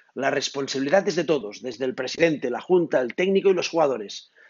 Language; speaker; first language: Spanish; non-native, local second language; Catalan